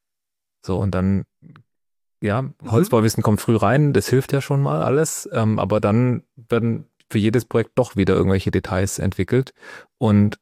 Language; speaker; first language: German; native; German